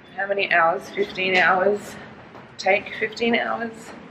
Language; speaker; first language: English; native; English